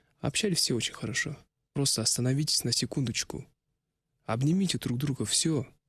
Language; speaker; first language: Russian; non-native, local second language; Kazakh